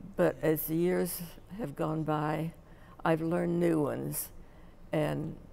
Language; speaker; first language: English; native; English